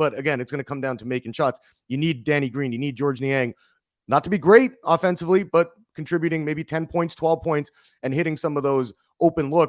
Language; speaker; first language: English; native; English